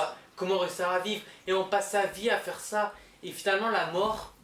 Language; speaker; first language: French; native; French